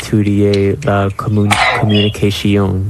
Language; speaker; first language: French; non-native, learner; English